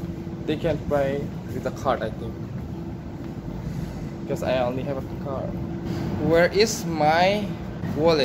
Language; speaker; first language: English; non-native, learner; Indonesian